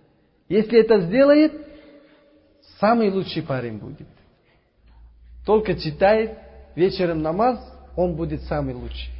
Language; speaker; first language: Russian; non-native, learner; Uzbek